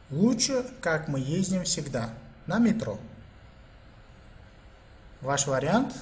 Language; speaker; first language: Russian; non-native, local second language; Uzbek